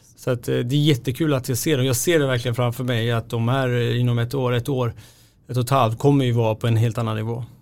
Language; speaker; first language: Swedish; native; Swedish